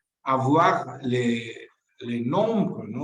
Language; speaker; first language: French; non-native, fluent; Spanish